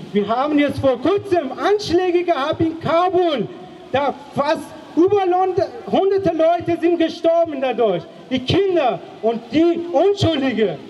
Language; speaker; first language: German; non-native, fluent; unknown